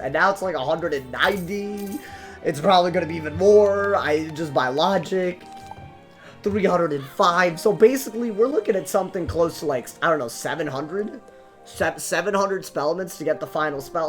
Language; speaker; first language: English; native; English